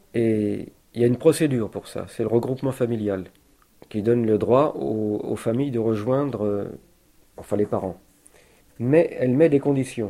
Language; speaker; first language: French; native; French